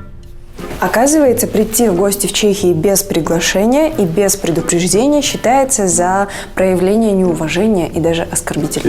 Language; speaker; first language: Russian; non-native, local second language; Kyrgyz